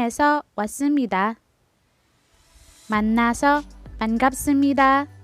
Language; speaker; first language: Korean; non-native, learner; Filipino